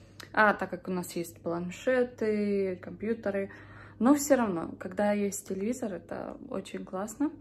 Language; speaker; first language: Russian; early bilingual, heritage; Russian